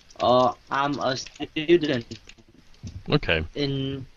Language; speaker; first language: English; non-native, learner; Vietnamese